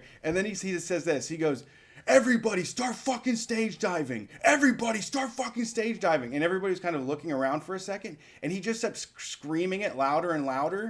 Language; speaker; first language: English; native; English